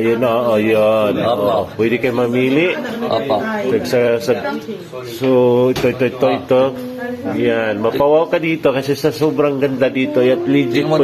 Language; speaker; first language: Filipino; native; Filipino